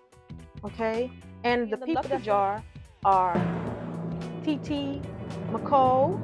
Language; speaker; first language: English; native; English